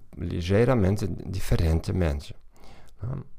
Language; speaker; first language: Portuguese; non-native, fluent; German